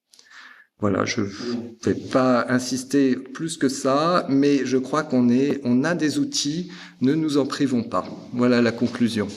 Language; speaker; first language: French; native; French